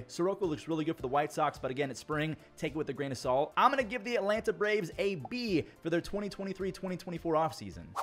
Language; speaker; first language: English; native; English